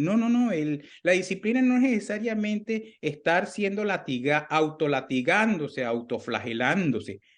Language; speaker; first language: Spanish; native; Spanish